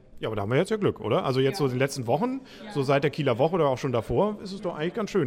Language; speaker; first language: German; native; German